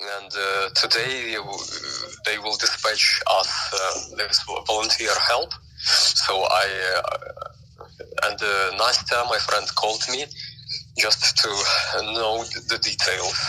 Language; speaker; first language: English; non-native, fluent; Ukrainian